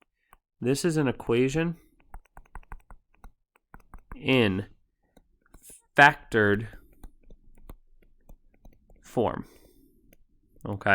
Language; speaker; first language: English; native; English